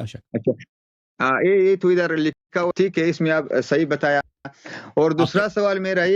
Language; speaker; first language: Urdu; non-native, fluent; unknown